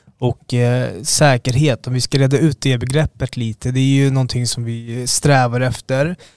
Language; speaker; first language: Swedish; native; Swedish